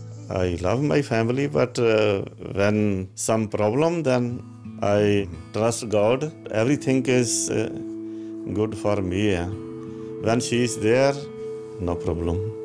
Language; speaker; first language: English; non-native, local second language; Punjabi